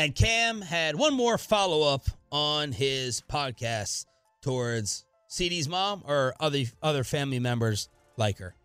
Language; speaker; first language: English; native; English